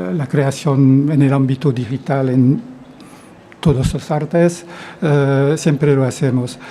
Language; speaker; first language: Spanish; non-native, fluent; French